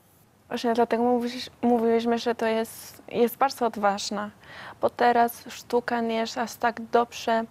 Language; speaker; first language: Polish; non-native, learner; Spanish